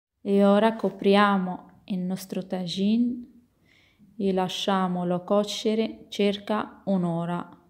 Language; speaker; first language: Italian; non-native, fluent; Arabic